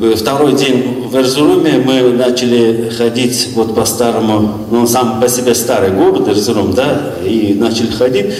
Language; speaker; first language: Russian; non-native, local second language; Azerbaijani